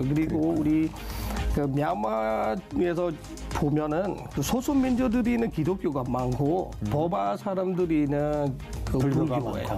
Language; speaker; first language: Korean; non-native, learner; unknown